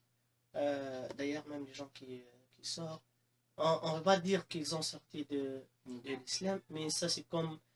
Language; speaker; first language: French; non-native, local second language; Arabic